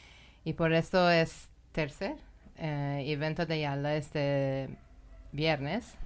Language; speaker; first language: Spanish; non-native, learner; Persian